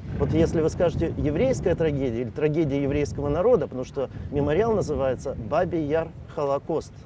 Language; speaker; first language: Russian; native; Russian